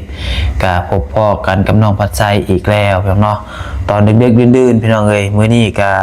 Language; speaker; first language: Thai; non-native, local second language; Lao